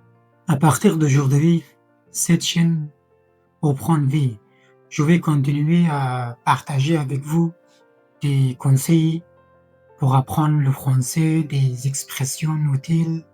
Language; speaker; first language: French; non-native, fluent; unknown